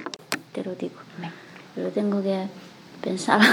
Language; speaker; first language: Spanish; non-native, learner; Chinese